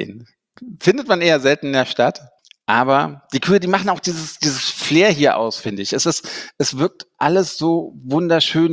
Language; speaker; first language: German; native; German